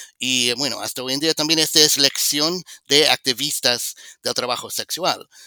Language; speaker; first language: Spanish; non-native, fluent; English